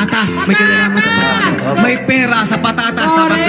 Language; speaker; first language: Filipino; native; Filipino